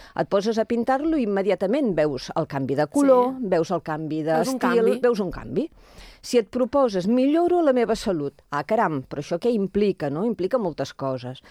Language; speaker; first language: Catalan; native; Catalan